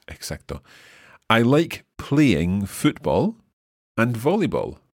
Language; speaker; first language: English; native; English